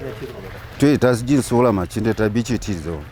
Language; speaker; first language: Chinese; non-native, learner; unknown